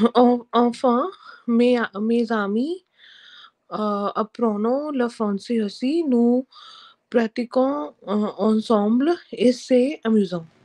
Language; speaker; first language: French; non-native, learner; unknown